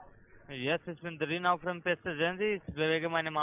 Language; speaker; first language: German; non-native, learner; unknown